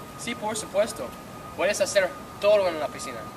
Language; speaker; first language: Spanish; non-native, learner; English